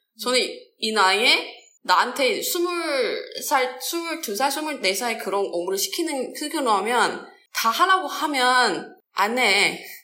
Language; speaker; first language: Korean; non-native, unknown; Chinese